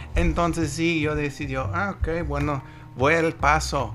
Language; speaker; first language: Spanish; non-native, learner; English